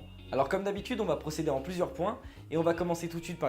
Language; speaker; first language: French; native; French